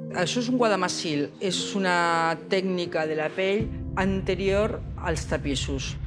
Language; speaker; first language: Catalan; non-native, local second language; Spanish